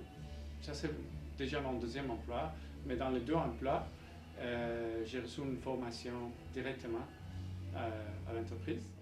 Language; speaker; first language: French; non-native, learner; English